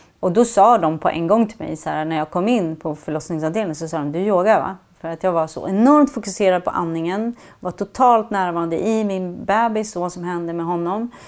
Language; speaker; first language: Swedish; native; Swedish